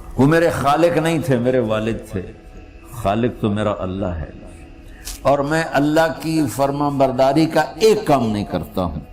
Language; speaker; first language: Urdu; non-native, local second language; Punjabi